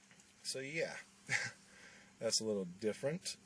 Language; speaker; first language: English; native; English